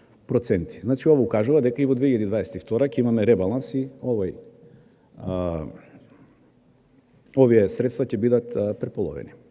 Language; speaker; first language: Macedonian; native; Macedonian